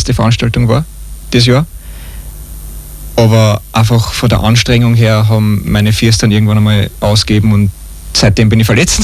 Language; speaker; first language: German; native; German